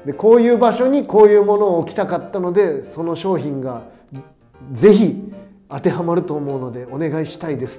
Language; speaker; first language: Japanese; native; Japanese